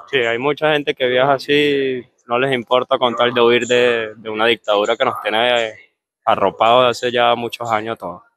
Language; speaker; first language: Spanish; native; Spanish